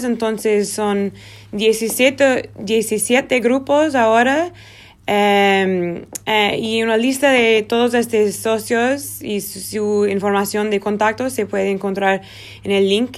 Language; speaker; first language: Spanish; non-native, learner; Portuguese